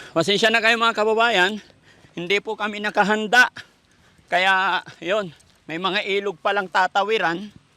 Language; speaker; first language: Filipino; native; Filipino